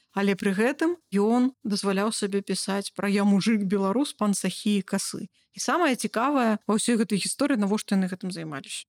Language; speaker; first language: Belarusian; native; Belarusian